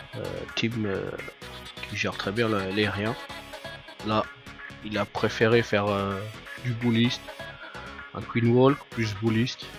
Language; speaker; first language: French; native; French